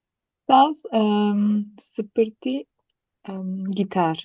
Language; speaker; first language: Indonesian; non-native, learner; Turkish